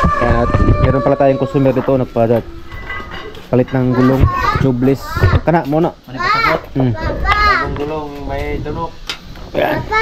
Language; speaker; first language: Filipino; non-native, local second language; Cebuano